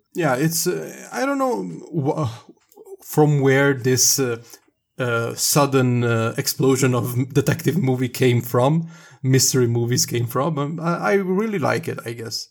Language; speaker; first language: English; non-native, fluent; Italian